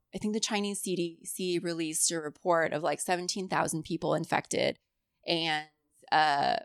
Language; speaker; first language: English; early bilingual, other home language; Cantonese